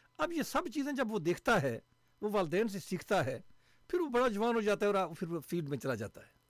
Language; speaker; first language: Urdu; non-native, local second language; Punjabi